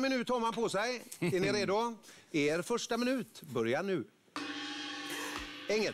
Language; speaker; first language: Swedish; native; Swedish